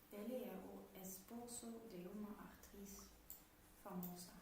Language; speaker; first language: Portuguese; non-native, learner; Dutch